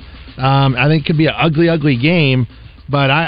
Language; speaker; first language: English; native; English